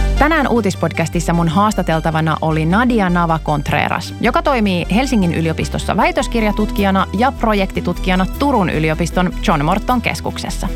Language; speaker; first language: Finnish; native; Finnish